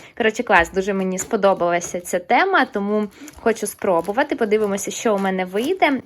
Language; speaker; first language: Ukrainian; native; Ukrainian